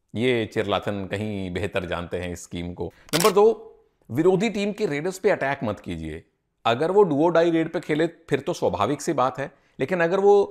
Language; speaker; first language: Hindi; native; Hindi